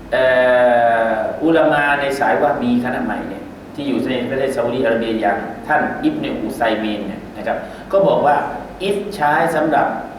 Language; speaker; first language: Thai; native; Thai